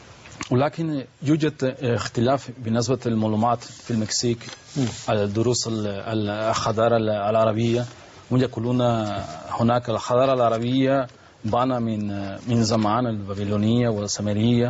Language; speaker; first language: Arabic; non-native, learner; Spanish